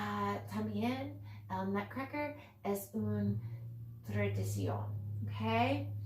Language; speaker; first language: Spanish; non-native, learner; English